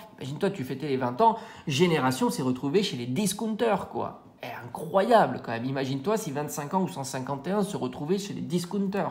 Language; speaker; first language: French; native; French